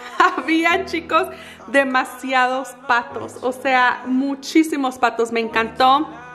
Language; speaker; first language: Spanish; native; Spanish